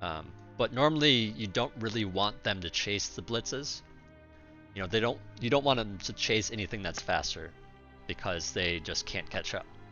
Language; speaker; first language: English; native; English